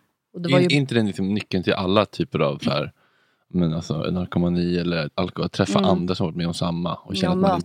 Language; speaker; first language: Swedish; native; Swedish